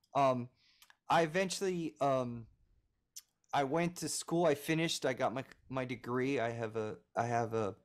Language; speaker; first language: English; native; English